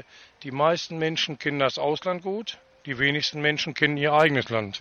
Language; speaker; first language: German; native; German